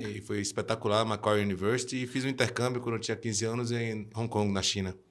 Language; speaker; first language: Portuguese; early bilingual, heritage; Portuguese